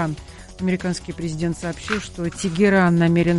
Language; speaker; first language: Russian; native; Russian